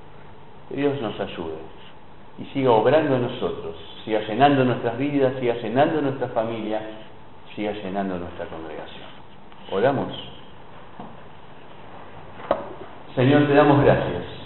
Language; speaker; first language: Spanish; native; Spanish